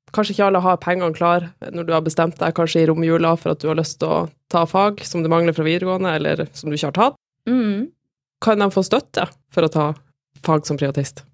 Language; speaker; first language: Norwegian; native; Norwegian